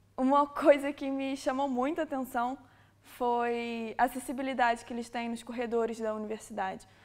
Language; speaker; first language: Portuguese; native; Portuguese